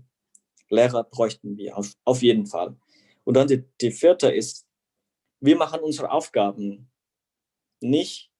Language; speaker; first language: German; non-native, fluent; Indonesian